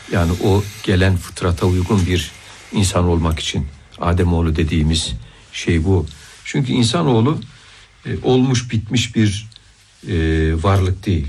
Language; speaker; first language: Turkish; native; Turkish